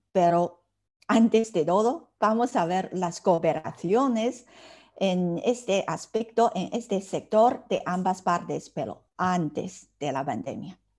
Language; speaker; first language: Spanish; non-native, fluent; Chinese